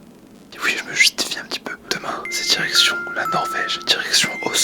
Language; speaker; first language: French; native; French